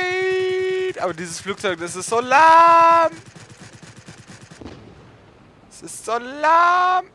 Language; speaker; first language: German; native; German